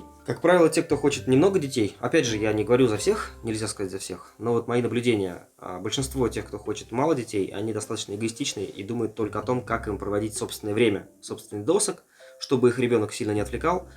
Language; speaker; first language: Russian; native; Russian